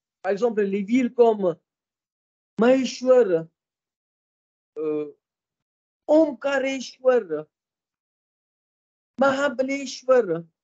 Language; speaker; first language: French; non-native, fluent; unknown